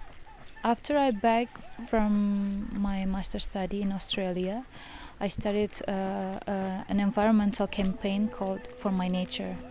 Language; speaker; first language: English; non-native, fluent; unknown